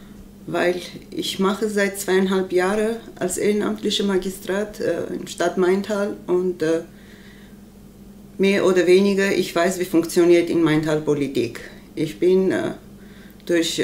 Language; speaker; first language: German; non-native, learner; Armenian